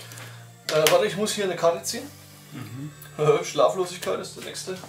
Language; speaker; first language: German; native; German